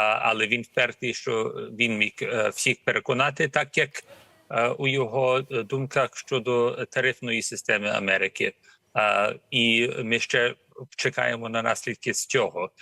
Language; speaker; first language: Ukrainian; early bilingual, heritage; Ukrainian